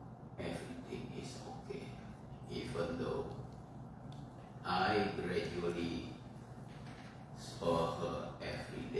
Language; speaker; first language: English; non-native, fluent; Indonesian